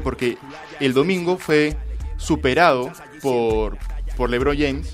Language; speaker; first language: Spanish; native; Spanish